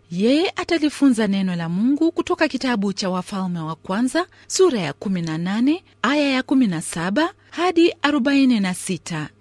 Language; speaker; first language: Swahili; non-native, local second language; Luo (Kenya and Tanzania)